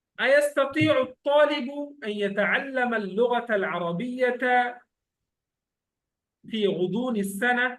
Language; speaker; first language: Arabic; non-native, fluent; Bangla